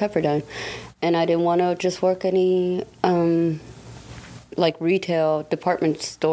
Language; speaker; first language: English; non-native, fluent; German